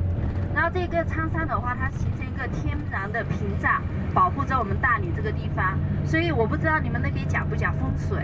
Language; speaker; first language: Chinese; native; Chinese